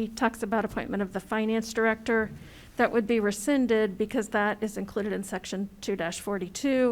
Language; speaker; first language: English; native; English